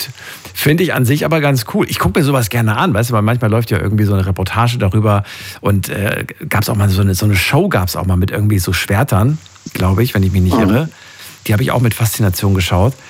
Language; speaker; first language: German; native; German